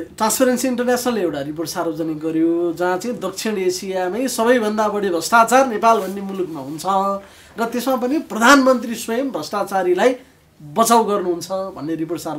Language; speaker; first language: Nepali; native; Nepali